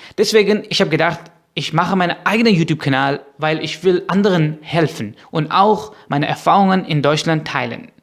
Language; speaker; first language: German; non-native, fluent; Urdu